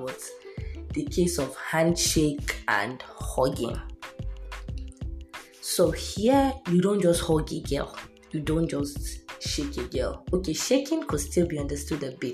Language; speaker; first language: English; non-native, local second language; Yoruba